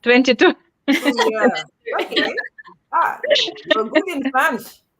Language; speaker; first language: English; non-native, learner; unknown